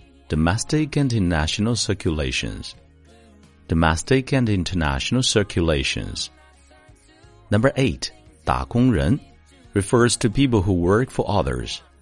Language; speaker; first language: English; non-native, fluent; Chinese